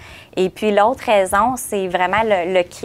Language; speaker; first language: French; native; French